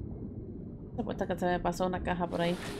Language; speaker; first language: Spanish; early bilingual, heritage; Spanish